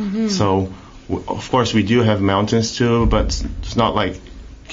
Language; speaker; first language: English; non-native, fluent; Portuguese